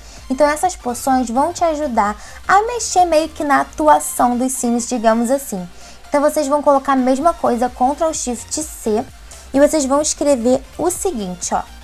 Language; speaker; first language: Portuguese; native; Portuguese